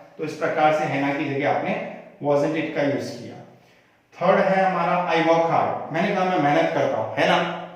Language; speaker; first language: Hindi; native; Hindi